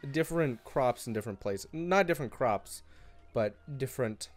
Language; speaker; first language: English; native; English